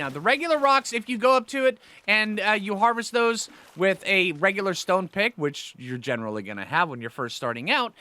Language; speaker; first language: English; native; English